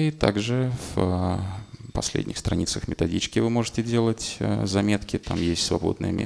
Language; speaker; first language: Russian; native; Russian